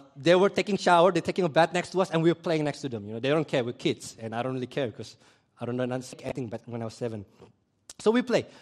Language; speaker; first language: English; early bilingual, other home language; Indonesian